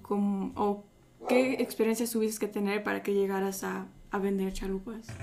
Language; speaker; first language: Spanish; early bilingual, heritage; Spanish